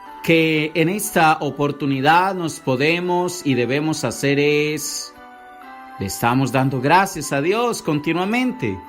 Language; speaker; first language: Spanish; native; Spanish